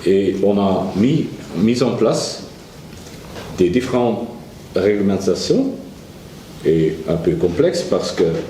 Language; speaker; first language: French; non-native, learner; Dutch